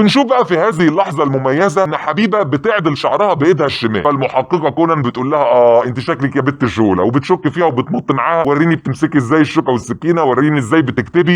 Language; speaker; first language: Arabic; native; Arabic